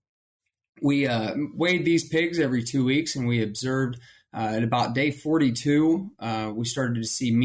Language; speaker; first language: English; native; English